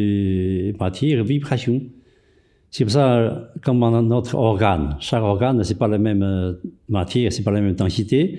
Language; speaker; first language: French; non-native, fluent; Chinese